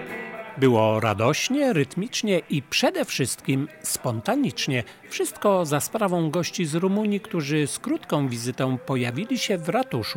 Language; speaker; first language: Polish; native; Polish